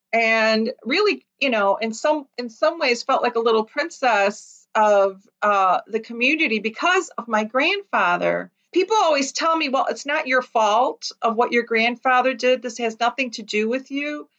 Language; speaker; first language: English; early bilingual, other home language; Lithuanian